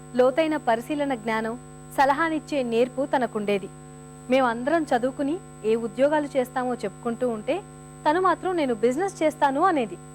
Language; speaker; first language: Telugu; native; Telugu